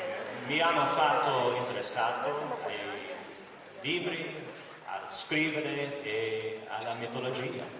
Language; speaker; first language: Italian; non-native, learner; English